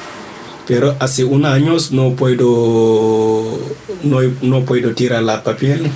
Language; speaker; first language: Spanish; non-native, learner; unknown